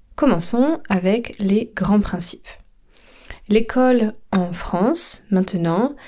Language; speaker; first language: French; native; French